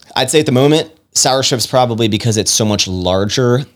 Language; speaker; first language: English; native; English